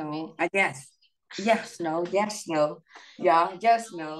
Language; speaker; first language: English; non-native, learner; Vietnamese